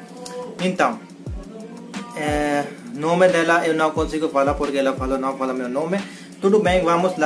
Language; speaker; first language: Portuguese; non-native, learner; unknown